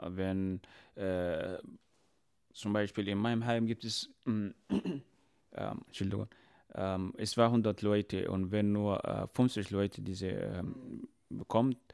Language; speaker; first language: German; non-native, learner; Arabic